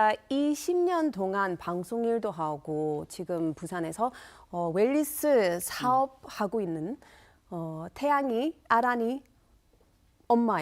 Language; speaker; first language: Korean; non-native, fluent; English